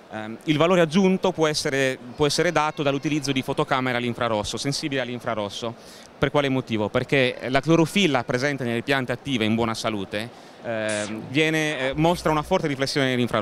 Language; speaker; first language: Italian; native; Italian